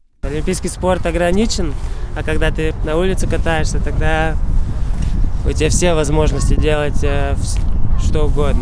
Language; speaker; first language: Russian; non-native, local second language; Latvian